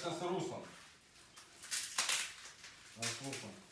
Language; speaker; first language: German; non-native, learner; Russian